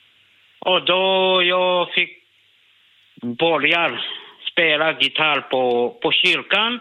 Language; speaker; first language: Swedish; non-native, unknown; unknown